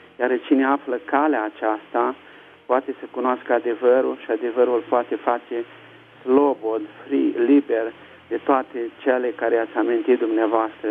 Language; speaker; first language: Romanian; native; Romanian